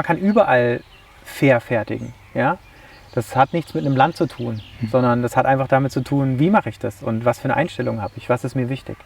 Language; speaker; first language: German; native; German